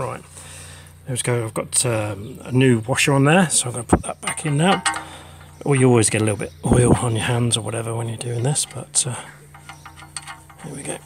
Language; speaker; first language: English; native; English